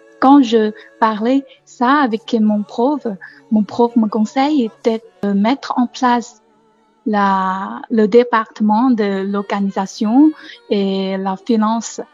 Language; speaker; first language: French; non-native, learner; Chinese